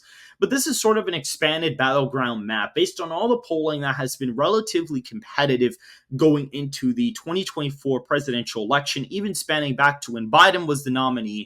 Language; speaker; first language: English; native; English